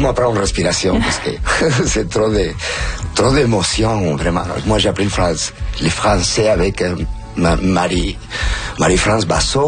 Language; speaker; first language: French; non-native, fluent; Spanish